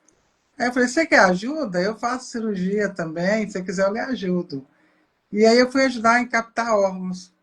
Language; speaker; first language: Portuguese; native; Portuguese